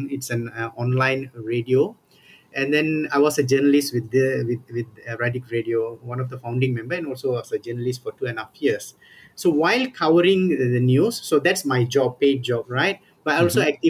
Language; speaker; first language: English; non-native, local second language; Tamil